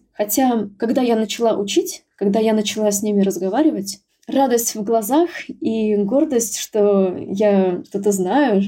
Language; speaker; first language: Russian; native; Russian